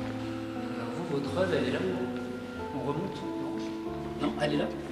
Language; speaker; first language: French; native; French